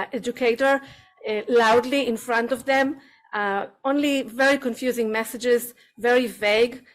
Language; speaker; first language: English; non-native, learner; Hebrew